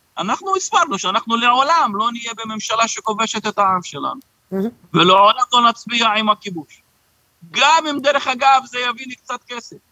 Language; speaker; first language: Hebrew; non-native, local second language; Arabic